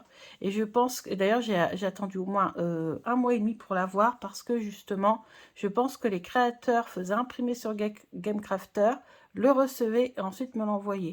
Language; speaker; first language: French; native; French